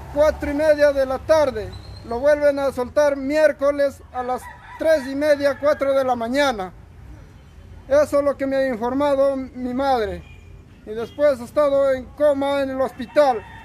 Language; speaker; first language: Spanish; native; Spanish